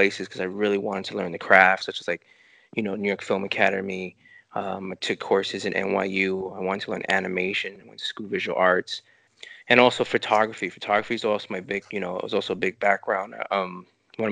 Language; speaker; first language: English; early bilingual, other home language; Spanish